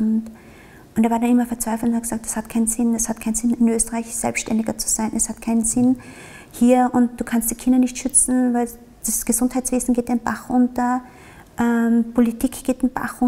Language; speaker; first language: German; early bilingual, other home language; Vietnamese